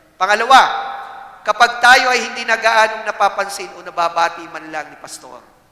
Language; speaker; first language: Filipino; non-native, local second language; Cebuano